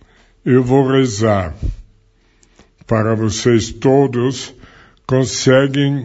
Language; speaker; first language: Portuguese; non-native, fluent; German